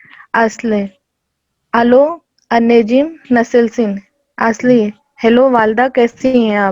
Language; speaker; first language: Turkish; non-native, learner; Urdu